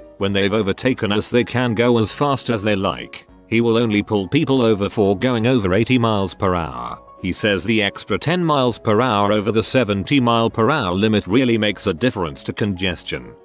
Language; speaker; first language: English; native; English